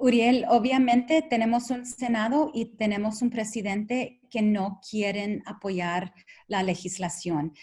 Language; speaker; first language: Spanish; early bilingual, heritage; Spanish